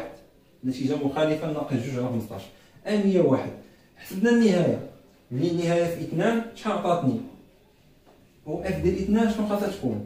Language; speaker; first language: Arabic; native; Arabic